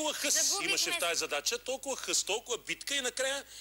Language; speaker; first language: Bulgarian; native; Bulgarian